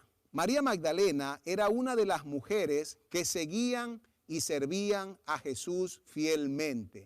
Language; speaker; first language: Spanish; native; Spanish